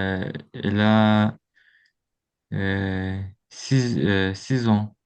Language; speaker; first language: French; non-native, learner; Azerbaijani